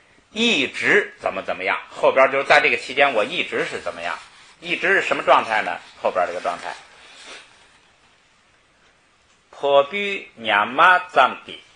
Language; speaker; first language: Chinese; native; Chinese